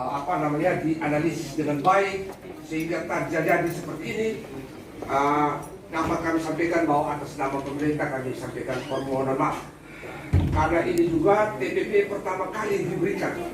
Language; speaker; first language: Indonesian; native; Indonesian